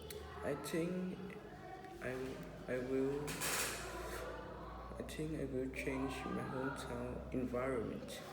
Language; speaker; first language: English; non-native, learner; Vietnamese